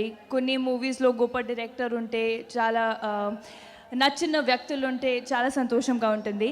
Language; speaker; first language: Telugu; non-native, learner; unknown